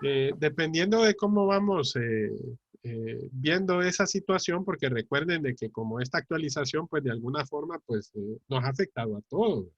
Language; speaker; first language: Spanish; native; Spanish